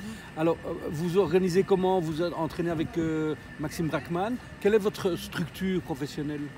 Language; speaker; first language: French; native; French